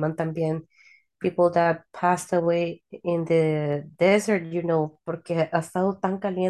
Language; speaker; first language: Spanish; early bilingual, heritage; Spanish